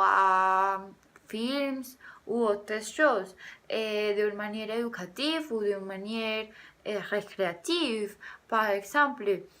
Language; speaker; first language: French; non-native, learner; Spanish